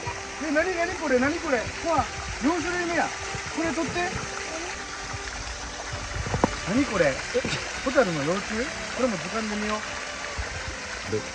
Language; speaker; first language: Japanese; native; Japanese